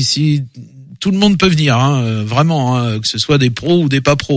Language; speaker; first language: French; native; French